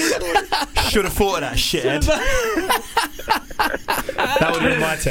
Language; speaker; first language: English; native; English